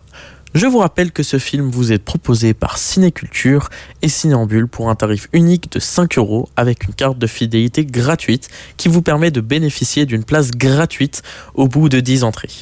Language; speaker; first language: French; native; French